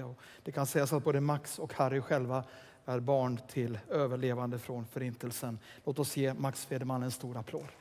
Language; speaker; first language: Swedish; native; Swedish